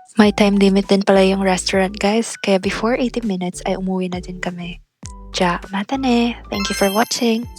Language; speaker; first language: Filipino; native; Filipino